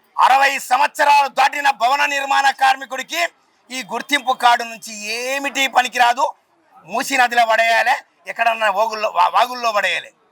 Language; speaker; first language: Telugu; native; Telugu